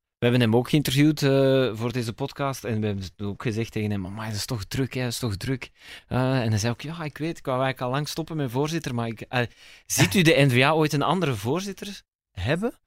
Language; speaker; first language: Dutch; native; Dutch